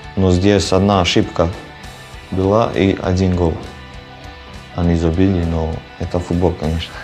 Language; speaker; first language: Russian; non-native, learner; Serbian